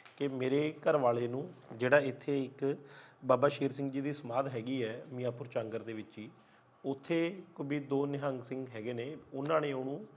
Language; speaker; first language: Punjabi; native; Punjabi